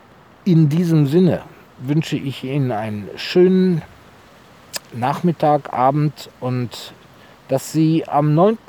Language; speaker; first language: German; native; German